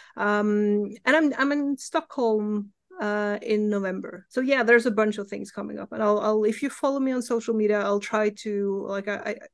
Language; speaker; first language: English; non-native, fluent; Norwegian